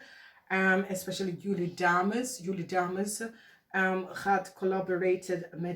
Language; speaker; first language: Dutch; non-native, learner; English